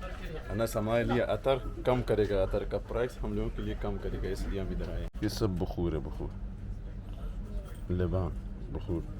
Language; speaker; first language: Hindi; non-native, local second language; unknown